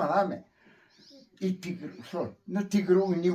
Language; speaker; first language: Russian; non-native, learner; Turkmen